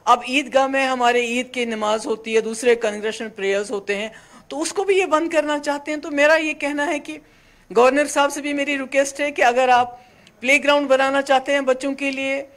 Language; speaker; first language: Hindi; non-native, local second language; Kashmiri